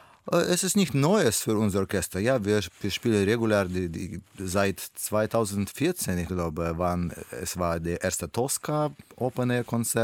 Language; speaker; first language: German; non-native, learner; Russian